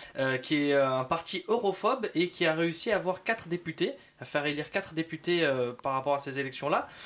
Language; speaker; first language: French; native; French